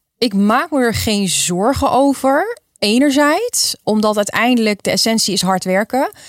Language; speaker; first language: Dutch; native; Dutch